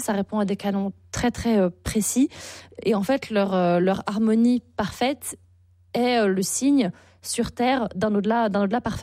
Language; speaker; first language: French; native; French